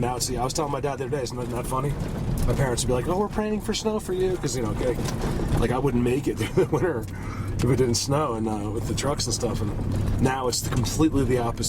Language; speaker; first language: English; native; English